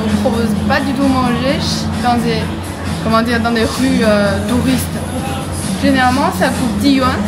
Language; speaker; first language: French; non-native, fluent; Chinese